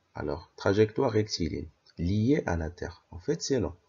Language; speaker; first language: French; non-native, local second language; Arabic